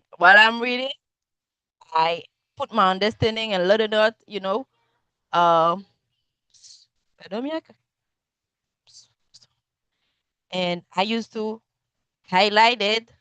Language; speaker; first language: English; non-native, fluent; Haitian Creole